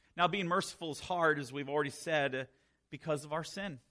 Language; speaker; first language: English; native; English